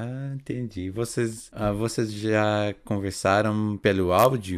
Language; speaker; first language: Portuguese; non-native, fluent; English